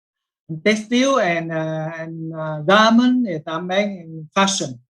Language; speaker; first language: Spanish; non-native, learner; Vietnamese